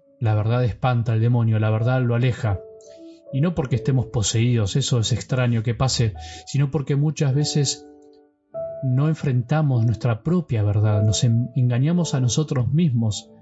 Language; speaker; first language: Spanish; native; Spanish